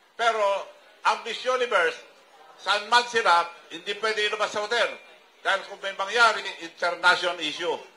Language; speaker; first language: Filipino; non-native, local second language; Iloko